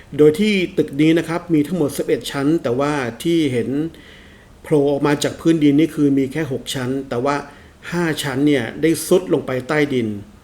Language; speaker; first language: Thai; non-native, fluent; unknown